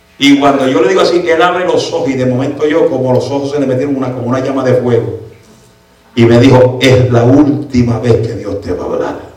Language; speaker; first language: Spanish; early bilingual, heritage; Spanish